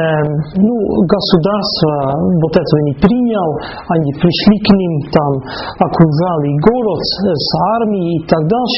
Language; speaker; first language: Russian; non-native, fluent; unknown